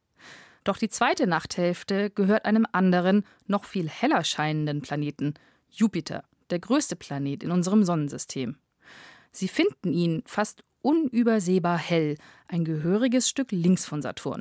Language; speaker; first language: German; native; German